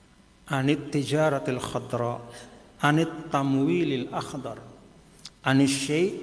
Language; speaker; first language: Arabic; non-native, fluent; Sasak